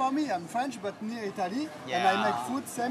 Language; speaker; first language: English; non-native, learner; French